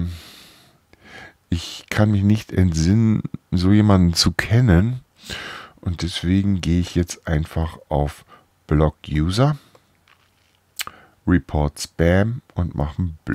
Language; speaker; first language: German; native; German